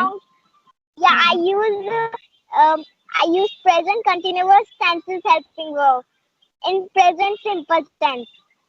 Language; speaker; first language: English; non-native, learner; Hindi